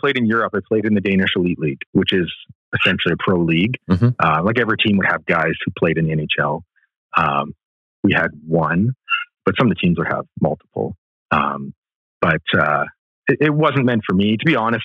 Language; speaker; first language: English; native; English